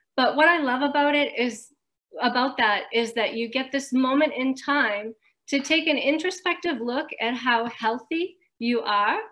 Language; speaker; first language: English; native; English